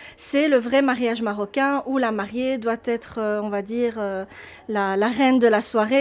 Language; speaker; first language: French; early bilingual, other home language; Arabic